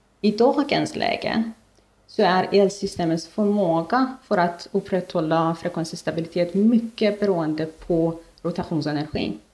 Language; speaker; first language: Swedish; non-native, fluent; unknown